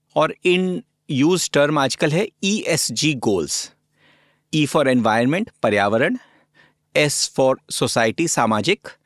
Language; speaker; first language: Hindi; native; Hindi